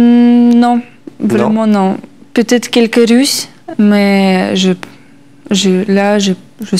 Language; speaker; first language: French; non-native, learner; Russian